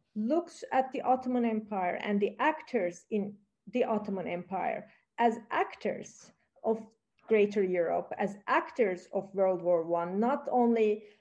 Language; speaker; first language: English; non-native, fluent; Turkish